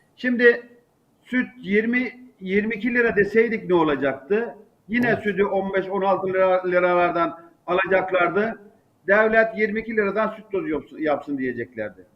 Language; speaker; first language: Turkish; native; Turkish